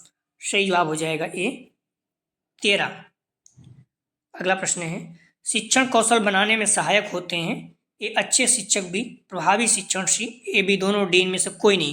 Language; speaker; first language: Hindi; native; Hindi